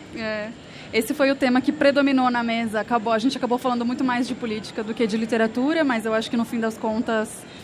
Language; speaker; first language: Spanish; non-native, learner; Portuguese